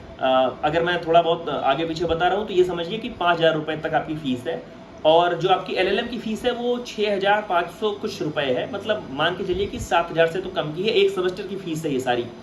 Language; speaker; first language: Hindi; native; Hindi